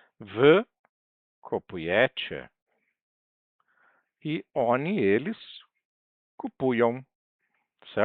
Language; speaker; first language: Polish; non-native, fluent; Portuguese